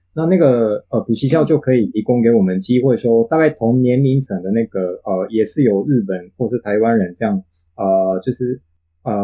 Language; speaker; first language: Chinese; non-native, fluent; Japanese